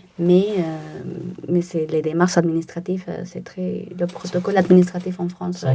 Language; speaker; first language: French; non-native, fluent; Spanish